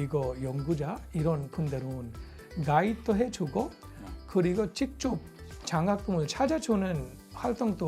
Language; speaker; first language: Korean; non-native, fluent; Punjabi